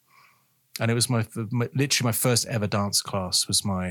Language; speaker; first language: English; native; English